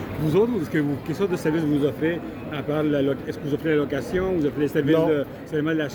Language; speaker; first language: French; native; French